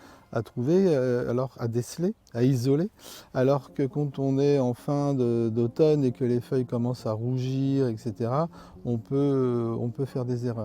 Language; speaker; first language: French; native; French